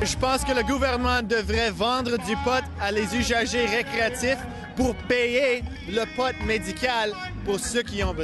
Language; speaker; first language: French; non-native, local second language; English